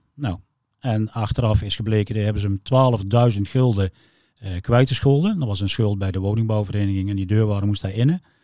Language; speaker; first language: Dutch; native; Dutch